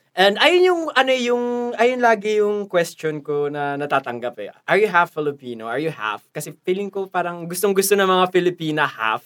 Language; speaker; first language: Filipino; early bilingual, heritage; Filipino